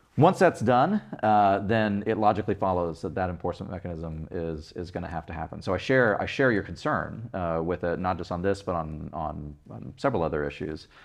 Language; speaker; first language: English; native; English